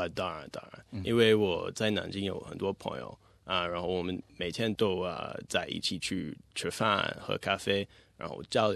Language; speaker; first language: Chinese; non-native, fluent; English